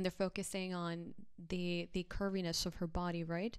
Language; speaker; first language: English; early bilingual, other home language; Spanish